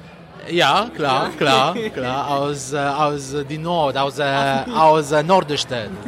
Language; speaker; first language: German; non-native, learner; Italian